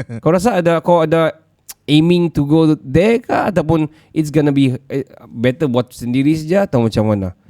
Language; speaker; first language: Malay; native; Malay